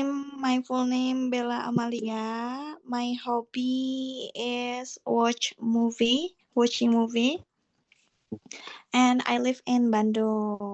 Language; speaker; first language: English; non-native, learner; Indonesian